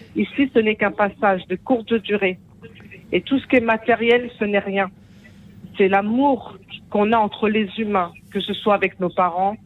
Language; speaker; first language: French; native; French